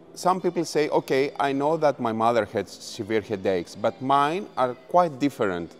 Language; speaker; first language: English; non-native, fluent; Greek